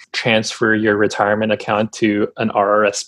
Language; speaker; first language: English; non-native, local second language; Filipino